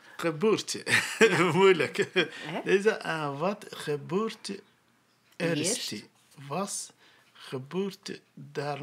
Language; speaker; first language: Dutch; non-native, learner; Somali